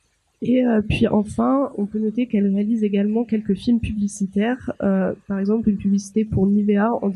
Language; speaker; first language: French; native; French